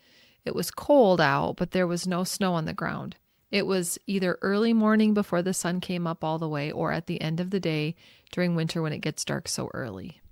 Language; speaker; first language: English; native; English